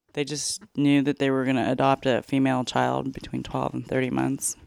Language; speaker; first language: English; early bilingual, other home language; Korean